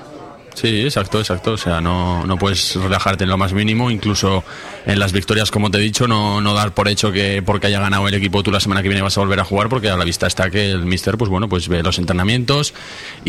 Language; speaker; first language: Spanish; native; Spanish